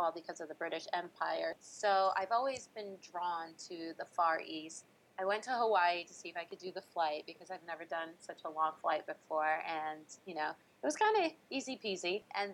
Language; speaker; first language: English; native; English